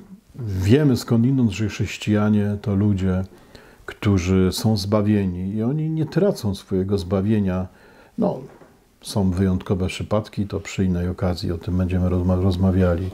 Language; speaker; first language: Polish; native; Polish